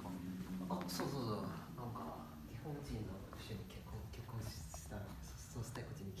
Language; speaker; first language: Japanese; non-native, learner; Cantonese